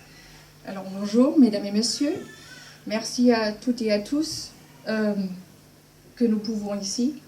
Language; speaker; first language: French; non-native, fluent; German